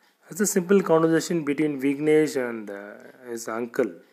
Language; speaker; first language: English; non-native, local second language; Tamil